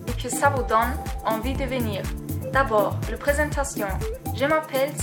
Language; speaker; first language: French; non-native, learner; German